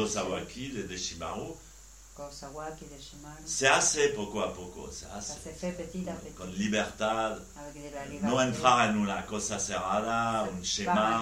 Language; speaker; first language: Spanish; non-native, learner; French